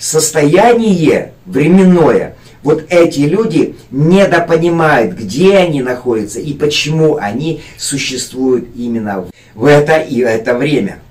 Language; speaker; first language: Russian; native; Russian